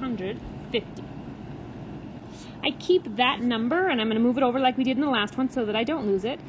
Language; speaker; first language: English; native; English